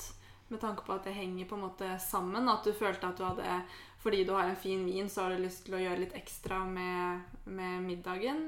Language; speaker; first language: Norwegian; native; Norwegian